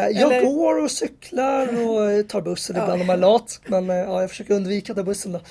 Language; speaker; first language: Swedish; native; Swedish